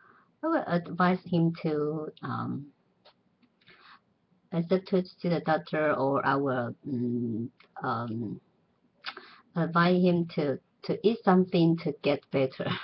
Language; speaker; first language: English; non-native, learner; Chinese